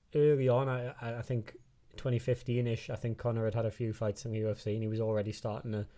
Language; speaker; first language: English; native; English